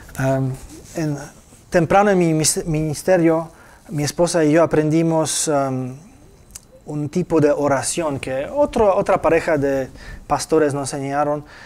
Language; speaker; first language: Spanish; non-native, fluent; Polish